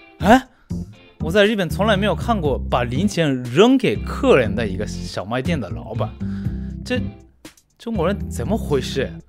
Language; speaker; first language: Chinese; non-native, fluent; Japanese